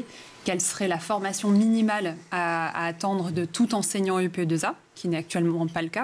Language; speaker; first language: French; native; French